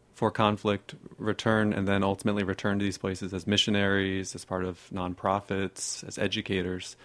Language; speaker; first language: English; native; English